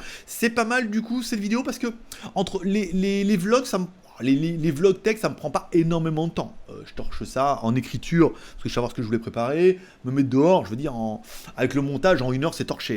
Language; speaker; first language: French; native; French